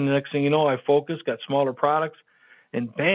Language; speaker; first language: English; native; English